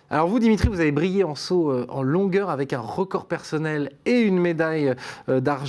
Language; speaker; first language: French; native; French